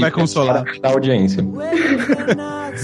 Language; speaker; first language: Portuguese; native; Portuguese